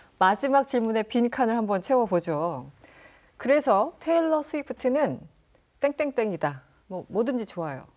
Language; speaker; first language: Korean; native; Korean